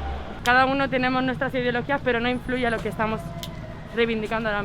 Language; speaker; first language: Spanish; native; Spanish